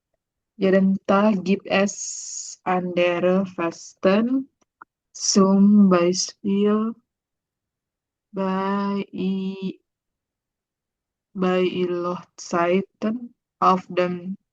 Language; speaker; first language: German; non-native, learner; Indonesian